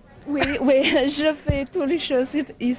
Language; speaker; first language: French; non-native, learner; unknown